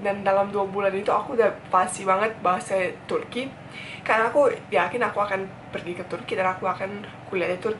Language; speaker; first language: Indonesian; non-native, fluent; Bosnian